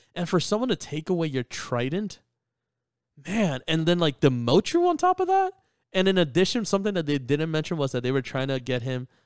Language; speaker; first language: English; native; English